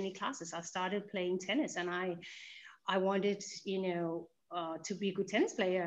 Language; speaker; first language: English; non-native, fluent; Danish